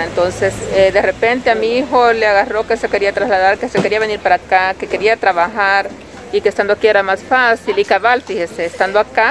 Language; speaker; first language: Spanish; native; Spanish